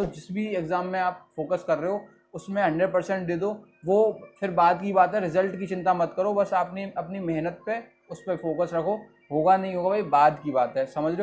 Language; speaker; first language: Hindi; native; Hindi